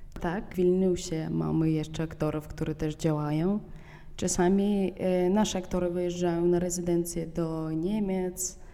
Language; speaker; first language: Polish; non-native, fluent; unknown